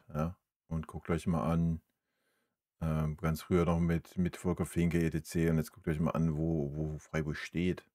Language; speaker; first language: German; native; German